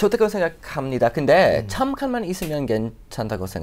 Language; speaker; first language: Korean; non-native, fluent; English